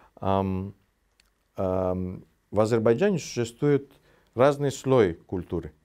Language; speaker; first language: Russian; non-native, fluent; Greek